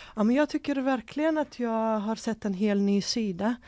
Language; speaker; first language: Swedish; early bilingual, other home language; Ukrainian